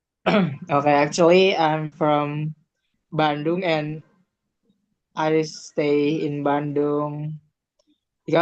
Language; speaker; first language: English; non-native, learner; Indonesian